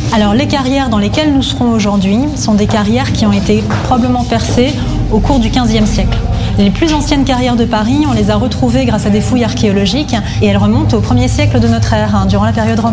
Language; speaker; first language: French; native; French